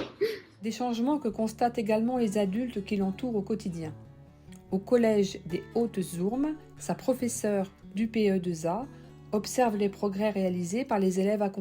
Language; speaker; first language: French; native; French